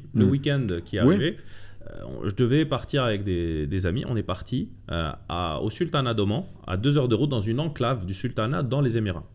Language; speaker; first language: French; non-native, local second language; Arabic